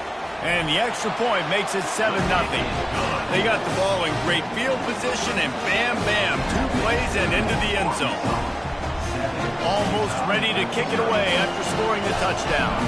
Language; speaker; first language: English; native; English